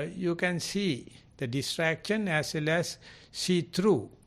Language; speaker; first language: English; non-native, local second language; Sinhala